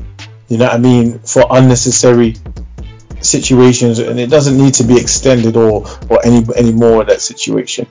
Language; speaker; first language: English; native; English